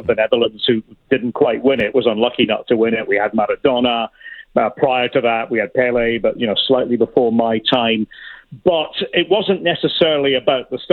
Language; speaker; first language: English; native; English